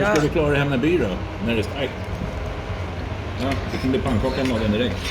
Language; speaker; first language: Swedish; native; Swedish